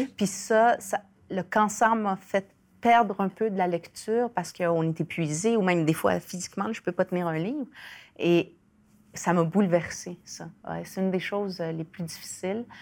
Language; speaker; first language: French; early bilingual, other home language; Spanish